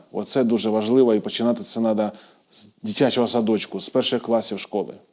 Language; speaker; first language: Ukrainian; non-native, local second language; Russian